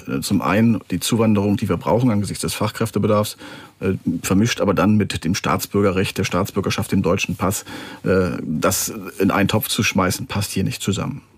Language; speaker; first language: German; native; German